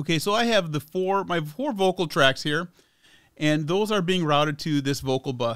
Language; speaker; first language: English; native; English